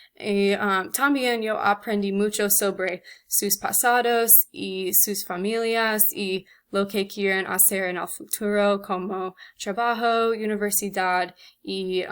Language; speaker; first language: Spanish; non-native, learner; English